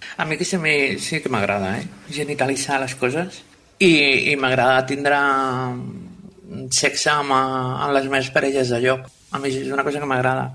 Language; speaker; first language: Catalan; non-native, local second language; Spanish